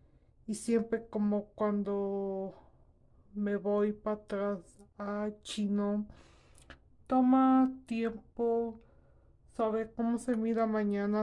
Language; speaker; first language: Spanish; early bilingual, heritage; Spanish